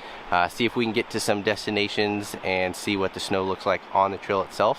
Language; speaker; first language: English; native; English